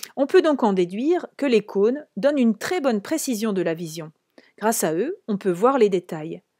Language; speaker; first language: French; native; French